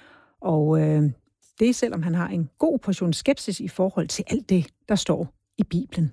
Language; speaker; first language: Danish; native; Danish